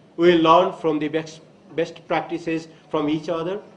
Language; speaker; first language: English; non-native, local second language; Nepali